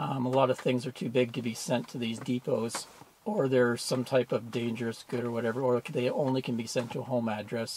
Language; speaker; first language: English; native; English